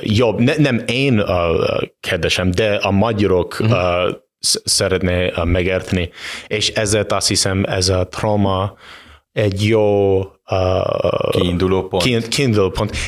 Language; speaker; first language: Hungarian; non-native, fluent; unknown